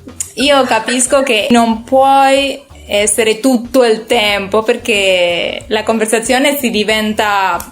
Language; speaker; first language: Italian; non-native, learner; Spanish